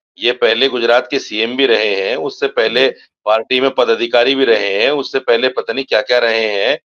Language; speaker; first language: Hindi; native; Hindi